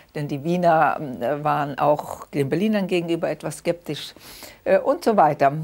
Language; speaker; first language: German; early bilingual, other home language; Danish